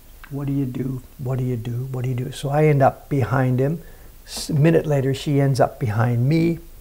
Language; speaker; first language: English; native; English